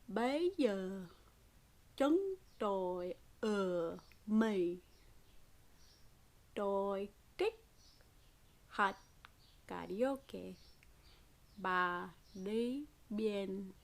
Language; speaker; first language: Vietnamese; non-native, learner; English